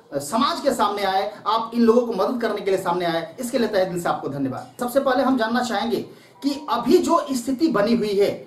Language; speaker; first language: Hindi; native; Hindi